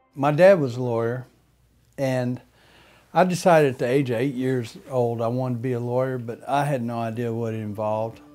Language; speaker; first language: English; native; English